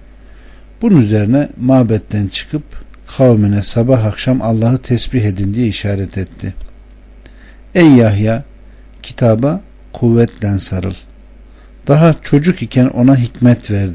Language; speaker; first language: Turkish; native; Turkish